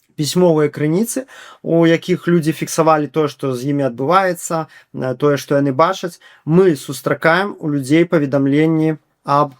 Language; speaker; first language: Belarusian; native; Belarusian